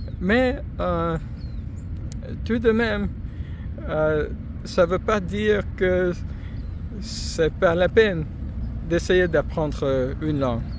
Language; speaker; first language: French; non-native, fluent; English